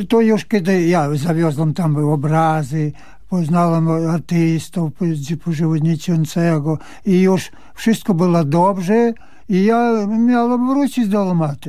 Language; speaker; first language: Polish; early bilingual, heritage; Polish